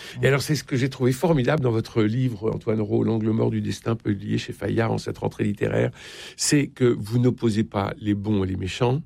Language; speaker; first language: French; native; French